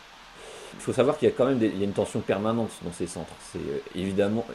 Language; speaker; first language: French; native; French